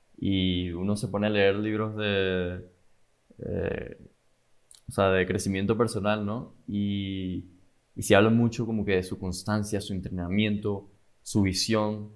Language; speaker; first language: Spanish; native; Spanish